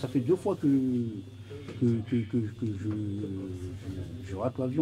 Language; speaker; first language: French; early bilingual, other home language; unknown